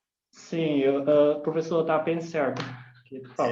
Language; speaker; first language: Portuguese; non-native, learner; Chinese